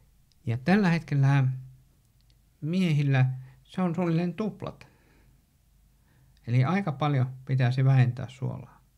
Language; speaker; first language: Finnish; native; Finnish